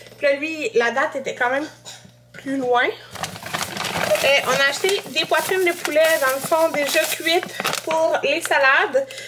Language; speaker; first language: French; native; French